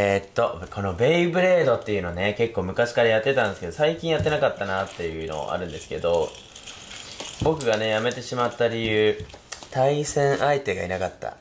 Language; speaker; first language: Japanese; native; Japanese